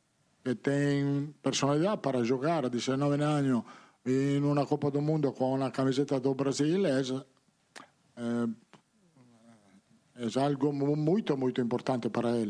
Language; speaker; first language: Portuguese; non-native, learner; Italian